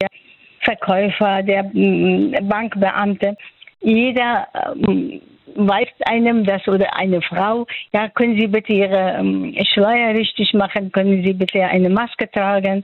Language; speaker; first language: German; non-native, fluent; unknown